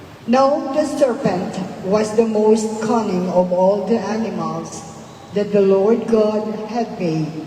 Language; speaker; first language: English; non-native, local second language; Filipino